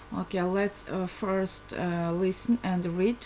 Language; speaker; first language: English; non-native, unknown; Kazakh